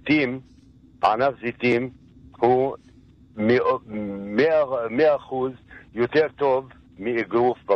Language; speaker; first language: Hebrew; non-native, local second language; Arabic